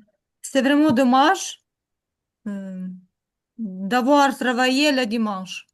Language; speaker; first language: French; non-native, learner; Ukrainian